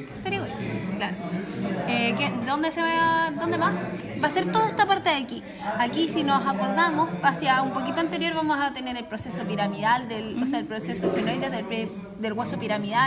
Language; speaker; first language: Spanish; native; Spanish